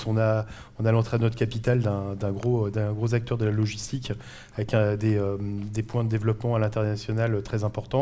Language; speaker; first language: French; native; French